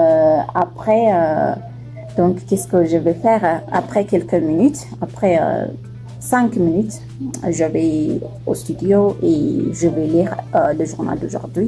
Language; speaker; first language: French; non-native, fluent; Amharic